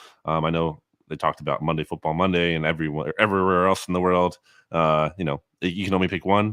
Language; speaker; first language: English; native; English